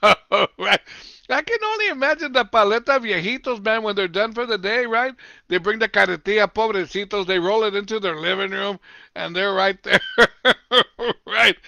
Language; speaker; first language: English; native; English